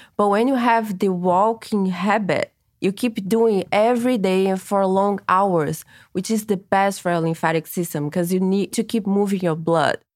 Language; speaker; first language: English; non-native, fluent; Portuguese